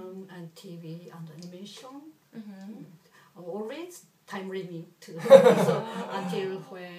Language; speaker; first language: English; non-native, learner; Japanese